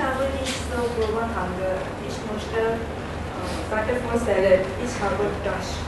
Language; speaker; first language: German; non-native, learner; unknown